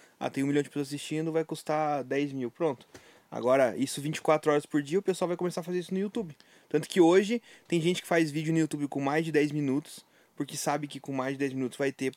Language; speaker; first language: Portuguese; native; Portuguese